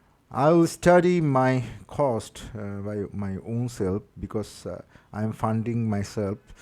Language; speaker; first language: English; non-native, local second language; Bangla